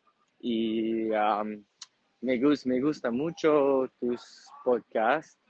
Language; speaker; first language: Spanish; non-native, learner; English